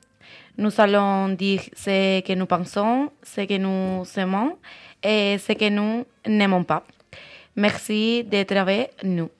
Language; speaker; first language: French; non-native, learner; Spanish